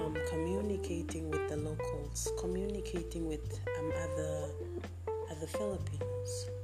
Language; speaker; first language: English; non-native, fluent; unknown